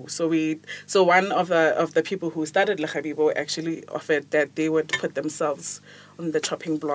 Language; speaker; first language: English; non-native, local second language; Tswana